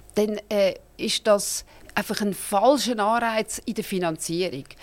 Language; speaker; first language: German; native; German